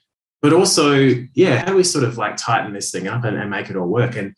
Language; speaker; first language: English; native; English